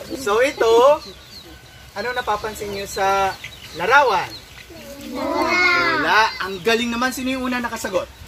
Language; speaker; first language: Filipino; non-native, local second language; Cebuano